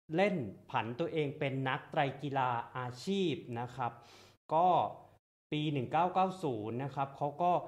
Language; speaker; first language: Thai; native; Thai